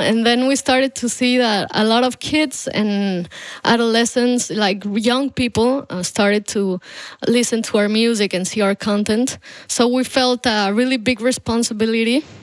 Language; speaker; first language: English; non-native, fluent; Spanish